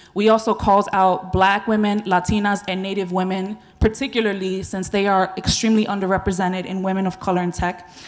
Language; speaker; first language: English; native; English